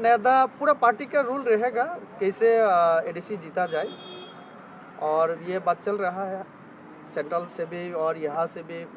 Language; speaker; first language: Hindi; non-native, local second language; Bangla